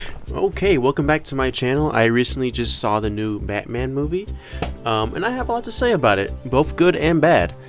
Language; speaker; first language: English; native; English